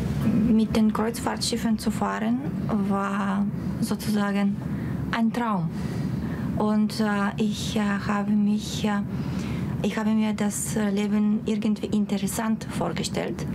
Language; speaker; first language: German; non-native, fluent; Bulgarian